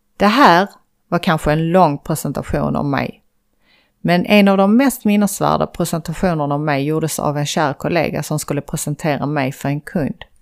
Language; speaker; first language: Swedish; early bilingual, other home language; Persian